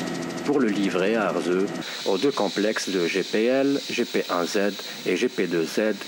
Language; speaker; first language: French; non-native, local second language; Arabic